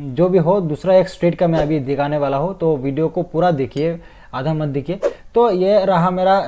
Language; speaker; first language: Hindi; non-native, fluent; Bangla